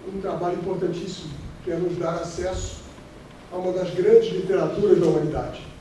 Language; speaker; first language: Portuguese; native; Portuguese